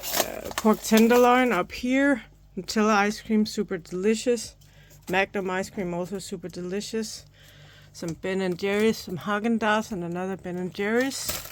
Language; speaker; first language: English; non-native, fluent; Danish